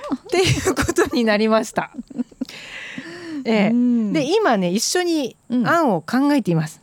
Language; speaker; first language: Japanese; native; Japanese